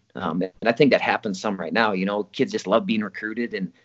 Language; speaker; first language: English; native; English